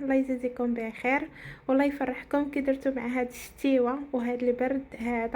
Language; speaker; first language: Arabic; native; Arabic